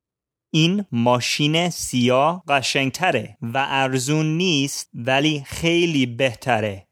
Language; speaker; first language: Persian; non-native, learner; English